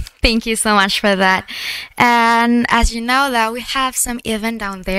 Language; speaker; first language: English; non-native, learner; Indonesian